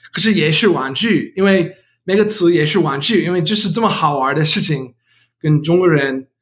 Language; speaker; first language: Chinese; non-native, learner; English